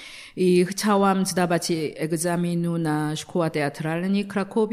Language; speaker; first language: Polish; non-native, learner; Korean